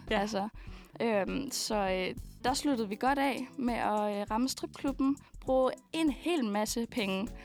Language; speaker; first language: Danish; native; Danish